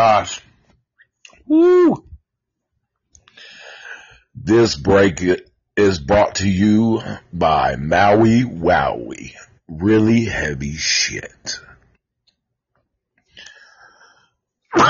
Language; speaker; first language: English; native; English